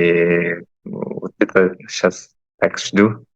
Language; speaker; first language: Russian; non-native, fluent; Uzbek